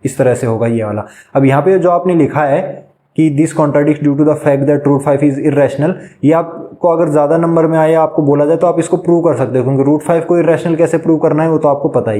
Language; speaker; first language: Hindi; native; Hindi